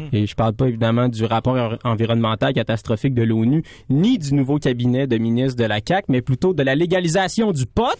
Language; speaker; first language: French; native; French